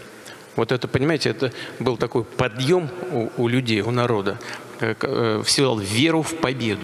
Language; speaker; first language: Russian; native; Russian